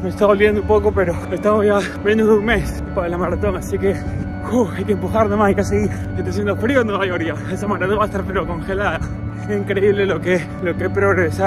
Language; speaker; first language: Spanish; native; Spanish